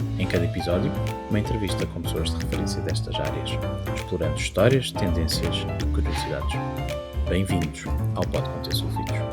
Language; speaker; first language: Portuguese; native; Portuguese